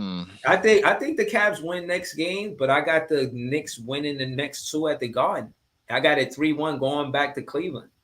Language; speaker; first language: English; native; English